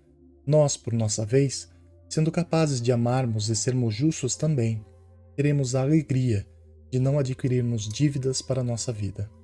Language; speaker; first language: Portuguese; native; Portuguese